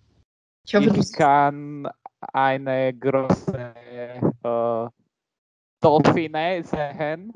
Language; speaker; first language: German; non-native, learner; Slovak